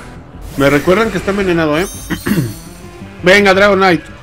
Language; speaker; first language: Spanish; native; Spanish